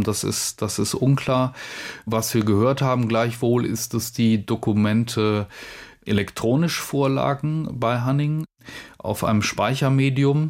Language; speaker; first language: German; native; German